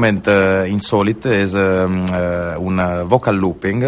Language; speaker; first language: Catalan; non-native, local second language; Italian